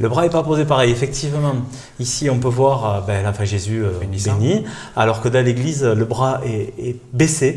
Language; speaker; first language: French; native; French